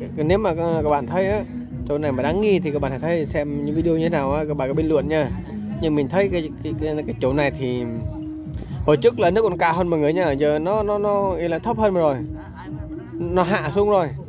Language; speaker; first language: Vietnamese; non-native, local second language; Jarai